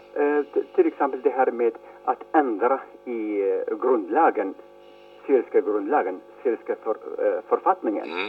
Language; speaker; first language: Swedish; non-native, fluent; Arabic